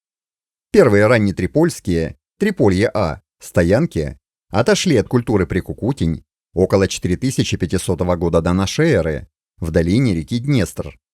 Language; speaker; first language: Russian; native; Russian